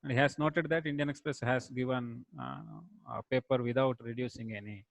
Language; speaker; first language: English; non-native, local second language; Kannada